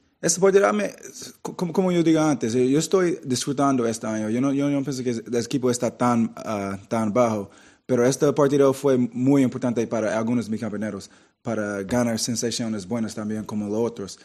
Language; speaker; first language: Spanish; non-native, learner; English